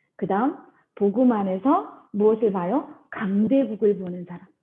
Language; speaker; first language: Korean; early bilingual, heritage; Korean